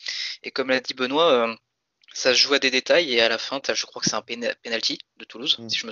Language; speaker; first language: French; native; French